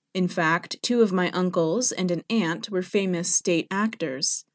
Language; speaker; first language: English; non-native, fluent; Thai